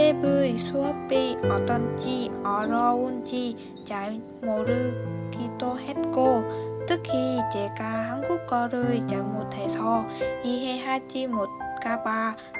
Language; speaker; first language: Korean; non-native, fluent; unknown